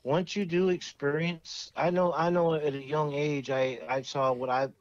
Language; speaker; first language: English; native; English